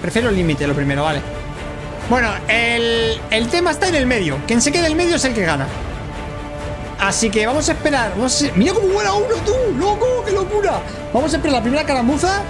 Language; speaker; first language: Spanish; native; Spanish